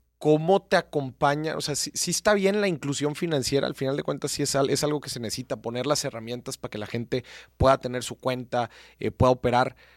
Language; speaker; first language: Spanish; native; Spanish